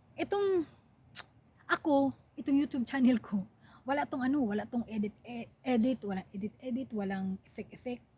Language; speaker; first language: Filipino; non-native, local second language; Cebuano